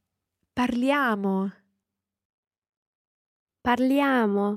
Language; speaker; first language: Italian; non-native, learner; English